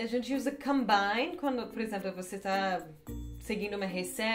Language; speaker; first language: Portuguese; non-native, fluent; English